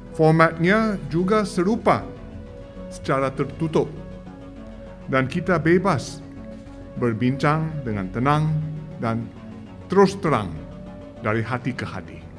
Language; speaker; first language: Malay; non-native, local second language; English